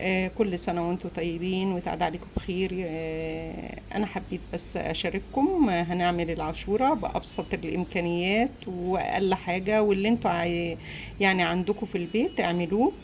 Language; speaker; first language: Arabic; native; Arabic